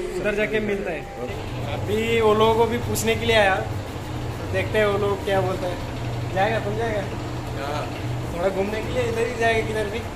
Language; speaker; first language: Hindi; non-native, local second language; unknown